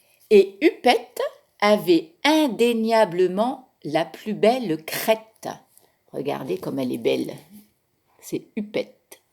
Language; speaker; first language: French; native; French